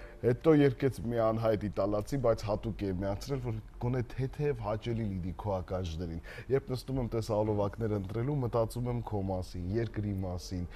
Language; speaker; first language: Armenian; native; Armenian